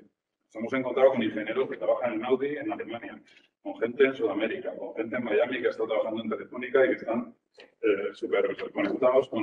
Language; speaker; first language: Spanish; native; Spanish